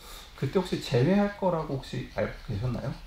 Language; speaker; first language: Korean; native; Korean